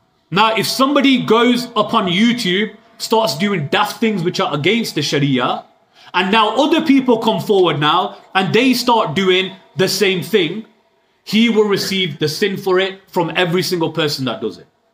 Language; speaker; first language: English; early bilingual, other home language; Urdu